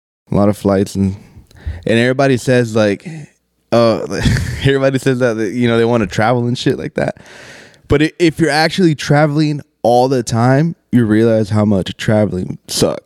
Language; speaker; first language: English; early bilingual, other home language; Spanish